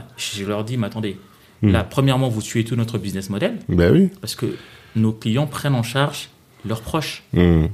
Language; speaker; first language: French; non-native, local second language; Lingala